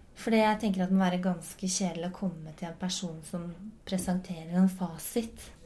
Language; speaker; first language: Norwegian; native; Norwegian